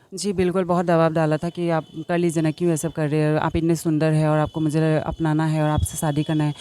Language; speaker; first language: Hindi; non-native, local second language; Assamese